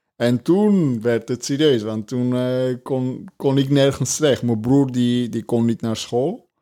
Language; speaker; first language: Dutch; early bilingual, other home language; Armenian